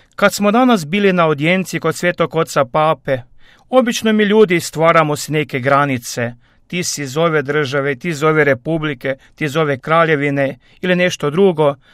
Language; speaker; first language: Croatian; native; Croatian